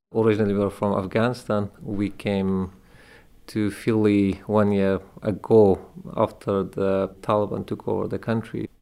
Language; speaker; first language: English; non-native, fluent; Persian